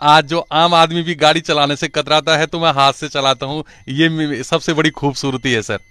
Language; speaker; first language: Hindi; non-native, local second language; Garhwali